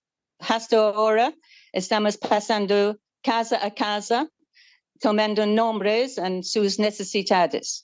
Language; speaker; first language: Spanish; non-native, fluent; English